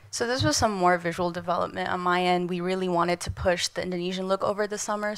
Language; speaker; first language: English; non-native, fluent; Indonesian